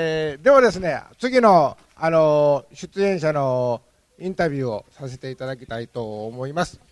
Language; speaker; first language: Japanese; native; Japanese